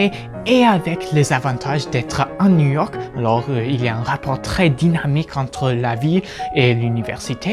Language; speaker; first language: French; non-native, fluent; English